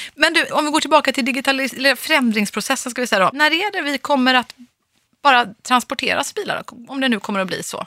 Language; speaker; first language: Swedish; native; Swedish